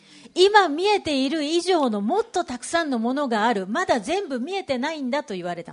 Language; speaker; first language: Japanese; native; Japanese